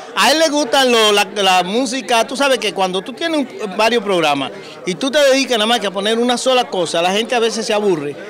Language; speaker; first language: Spanish; native; Spanish